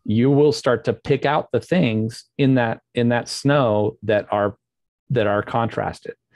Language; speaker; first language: English; native; English